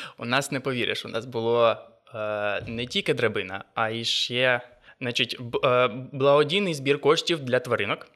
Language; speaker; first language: Ukrainian; non-native, local second language; Russian